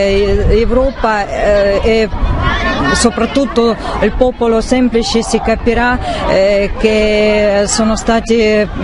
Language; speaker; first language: Italian; non-native, learner; Russian